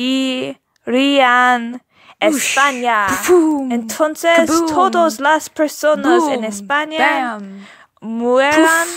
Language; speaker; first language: Spanish; non-native, learner; English